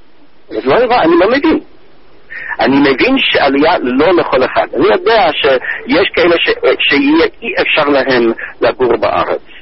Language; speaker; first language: Hebrew; non-native, fluent; English